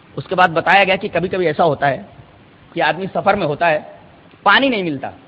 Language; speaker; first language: Urdu; native; Urdu